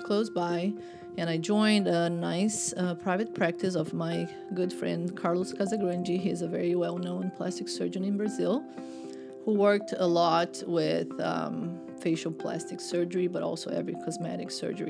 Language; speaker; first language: English; non-native, fluent; Portuguese